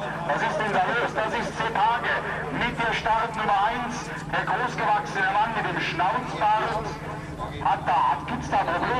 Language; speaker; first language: German; native; German